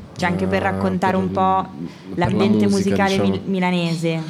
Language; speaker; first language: Italian; native; Italian